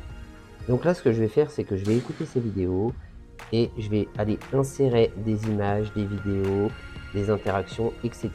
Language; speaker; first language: French; native; French